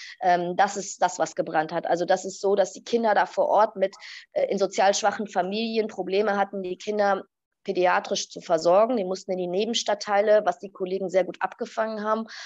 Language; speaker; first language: German; early bilingual, other home language; Arabic